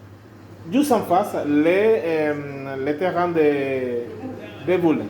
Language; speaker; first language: French; non-native, fluent; Spanish